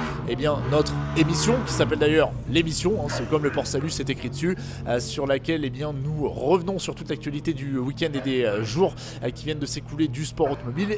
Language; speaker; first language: French; native; French